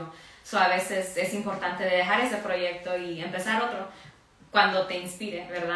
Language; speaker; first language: Spanish; early bilingual, heritage; Spanish